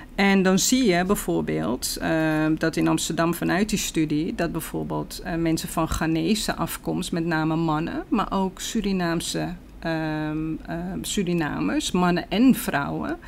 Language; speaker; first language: Dutch; native; Dutch